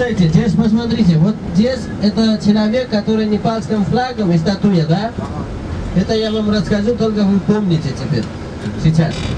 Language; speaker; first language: Russian; non-native, learner; Nepali